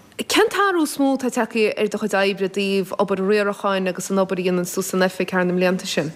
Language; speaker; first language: Irish; native; Irish